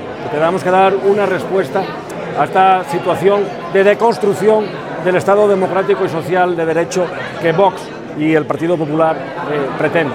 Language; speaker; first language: Spanish; native; Spanish